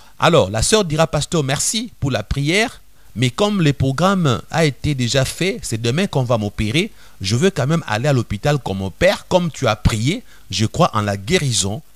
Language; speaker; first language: French; non-native, local second language; Lingala